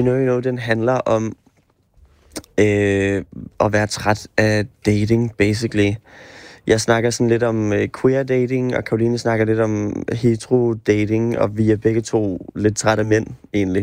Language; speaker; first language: Danish; native; Danish